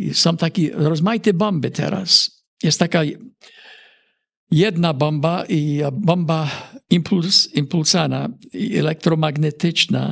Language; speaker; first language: Polish; early bilingual, heritage; Polish